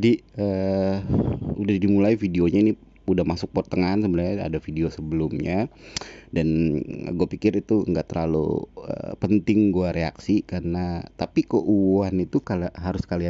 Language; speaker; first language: Indonesian; native; Indonesian